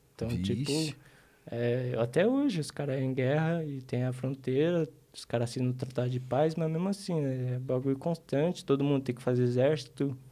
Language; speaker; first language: Portuguese; early bilingual, other home language; Korean